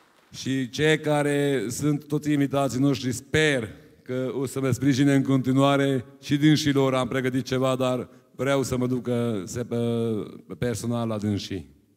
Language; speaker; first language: Romanian; non-native, local second language; Hungarian